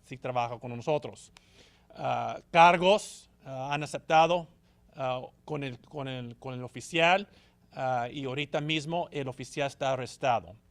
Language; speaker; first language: Spanish; early bilingual, heritage; Spanish